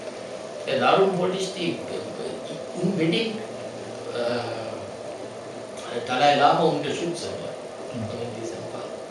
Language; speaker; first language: German; non-native, learner; Sinhala